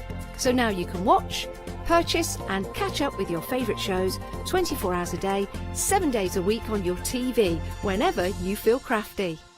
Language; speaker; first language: English; native; English